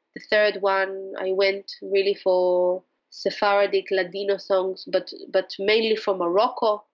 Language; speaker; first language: English; non-native, fluent; Hebrew